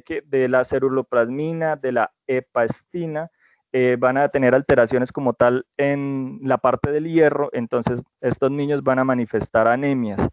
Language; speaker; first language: Spanish; native; Spanish